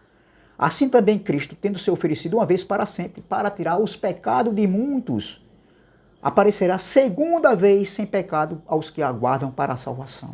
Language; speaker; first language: Portuguese; native; Portuguese